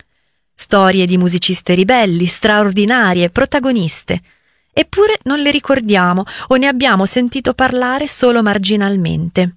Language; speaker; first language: Italian; native; Italian